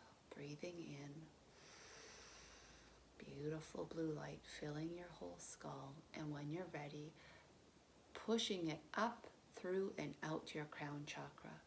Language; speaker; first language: English; native; English